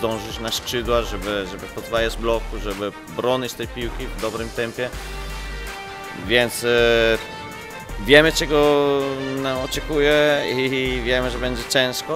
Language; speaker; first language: Polish; non-native, fluent; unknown